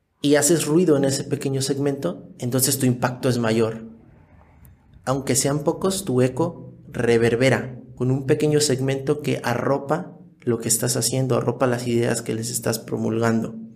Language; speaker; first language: Spanish; native; Spanish